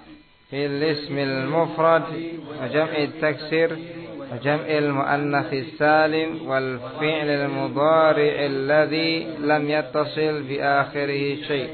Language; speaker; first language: Arabic; non-native, fluent; Indonesian